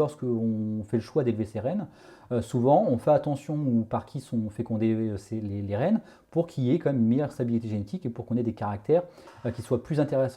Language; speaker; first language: French; native; French